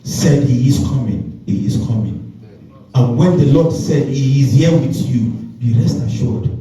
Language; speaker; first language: English; non-native, local second language; Yoruba